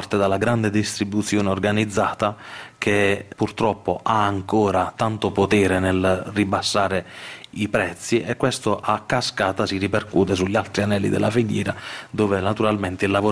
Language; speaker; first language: Italian; native; Italian